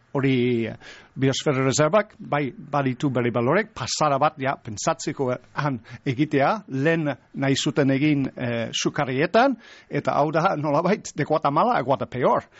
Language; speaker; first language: Basque; non-native, fluent; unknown